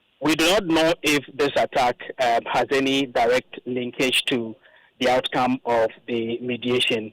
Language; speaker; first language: English; native; English